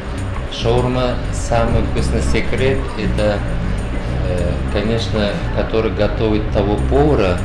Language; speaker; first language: Russian; non-native, learner; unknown